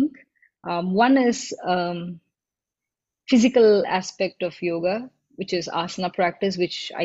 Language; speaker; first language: English; non-native, local second language; Tamil